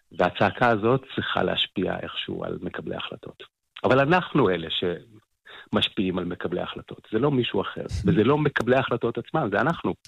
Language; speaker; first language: Hebrew; early bilingual, other home language; English